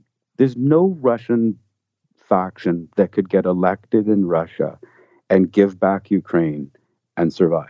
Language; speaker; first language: English; native; English